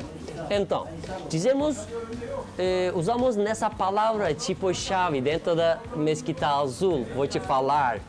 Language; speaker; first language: Portuguese; non-native, learner; Turkish